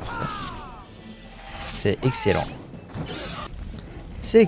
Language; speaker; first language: French; native; French